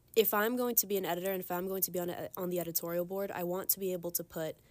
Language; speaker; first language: English; native; English